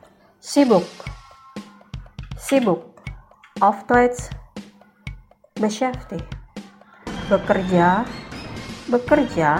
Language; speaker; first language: German; non-native, fluent; Indonesian